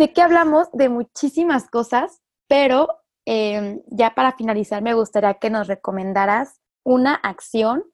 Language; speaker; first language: Spanish; native; Spanish